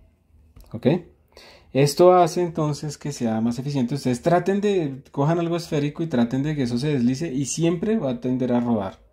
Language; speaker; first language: Spanish; native; Spanish